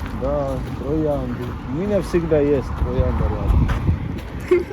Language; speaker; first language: Russian; non-native, learner; Georgian